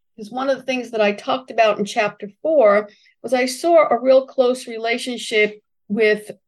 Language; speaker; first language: English; native; English